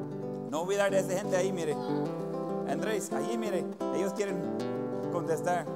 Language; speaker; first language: Spanish; non-native, fluent; English